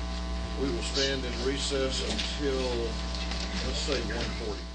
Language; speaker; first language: English; native; English